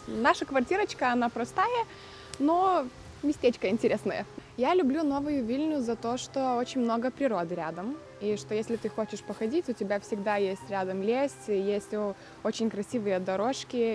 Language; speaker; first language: Russian; non-native, local second language; Lithuanian